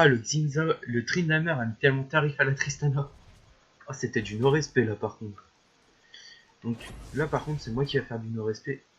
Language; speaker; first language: French; native; French